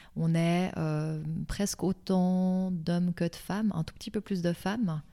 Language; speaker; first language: French; native; French